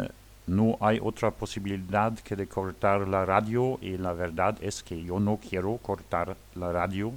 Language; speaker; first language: Spanish; non-native, learner; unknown